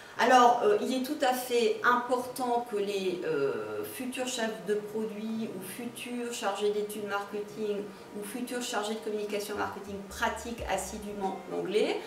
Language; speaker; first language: French; native; French